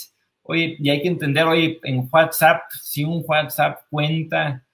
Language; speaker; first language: Spanish; native; Spanish